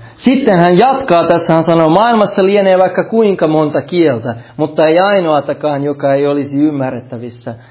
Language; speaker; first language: Finnish; early bilingual, heritage; Finnish